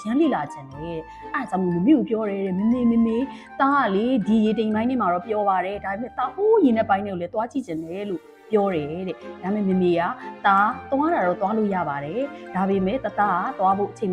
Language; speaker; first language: Burmese; native; Burmese